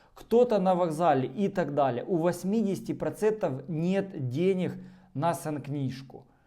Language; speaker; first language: Russian; non-native, local second language; Ukrainian